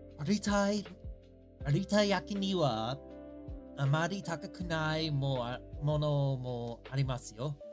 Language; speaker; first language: Japanese; non-native, learner; English